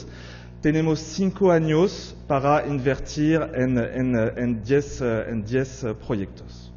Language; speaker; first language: Spanish; non-native, fluent; French